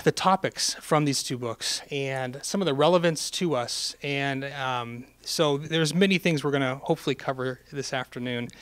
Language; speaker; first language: English; native; English